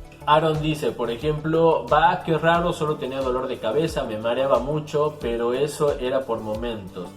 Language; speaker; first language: Spanish; native; Spanish